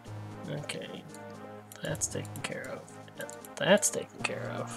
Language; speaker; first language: English; native; English